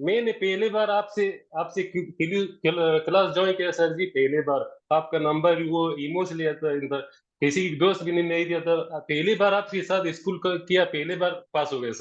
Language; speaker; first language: Hindi; non-native, learner; Persian